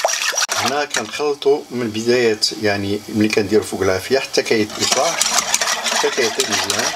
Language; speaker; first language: Arabic; native; Arabic